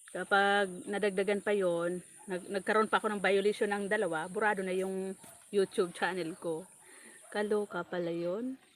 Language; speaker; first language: Filipino; non-native, local second language; Bikol